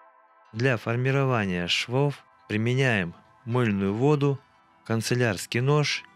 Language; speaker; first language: Russian; native; Russian